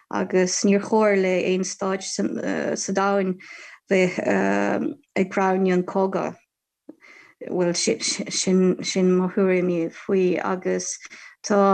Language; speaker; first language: Irish; non-native, fluent; Ukrainian